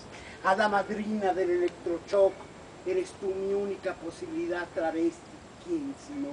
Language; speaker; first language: Spanish; native; Spanish